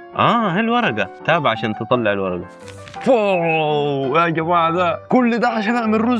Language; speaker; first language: Arabic; native; Arabic